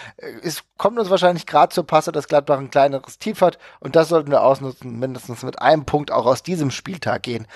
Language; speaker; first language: German; native; German